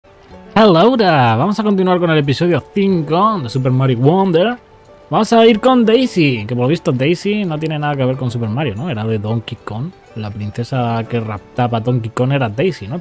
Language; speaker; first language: Spanish; native; Spanish